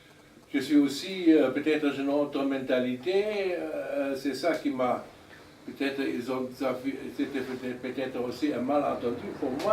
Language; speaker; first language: French; non-native, learner; German